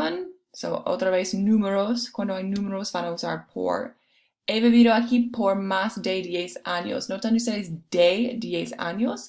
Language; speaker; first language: Spanish; non-native, fluent; English